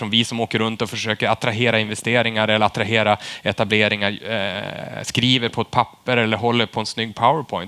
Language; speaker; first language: Swedish; native; Swedish